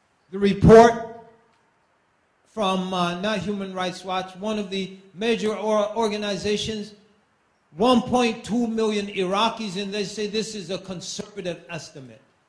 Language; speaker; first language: English; native; English